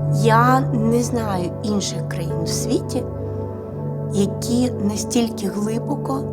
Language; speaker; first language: Ukrainian; non-native, local second language; Russian